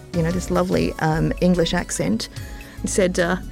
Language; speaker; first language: English; native; English